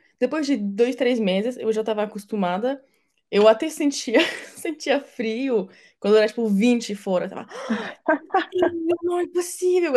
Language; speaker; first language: Portuguese; non-native, fluent; French